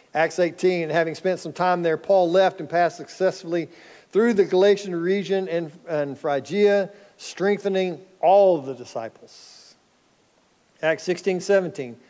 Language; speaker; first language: English; native; English